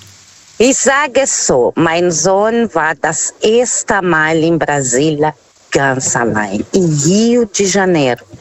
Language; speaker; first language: German; non-native, fluent; Portuguese